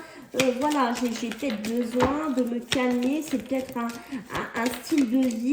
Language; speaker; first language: French; native; French